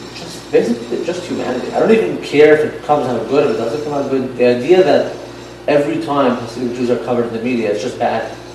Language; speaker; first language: English; non-native, fluent; Yiddish